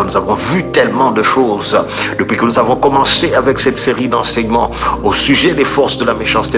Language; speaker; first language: French; native; French